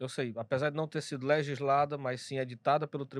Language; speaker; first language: Portuguese; native; Portuguese